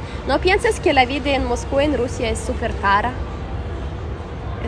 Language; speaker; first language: Spanish; non-native, fluent; Russian